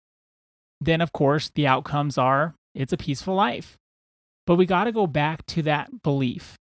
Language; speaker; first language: English; native; English